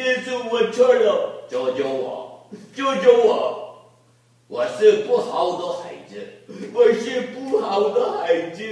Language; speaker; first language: Chinese; non-native, learner; Korean